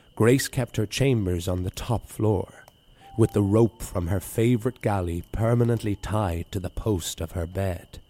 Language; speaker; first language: English; native; English